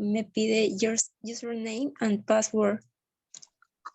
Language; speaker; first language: English; non-native, learner; Spanish